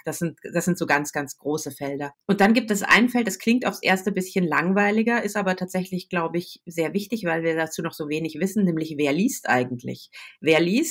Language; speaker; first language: German; native; German